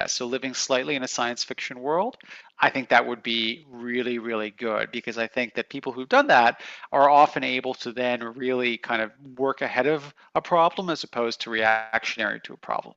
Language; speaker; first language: English; native; English